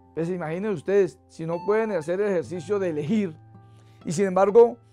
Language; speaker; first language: Spanish; native; Spanish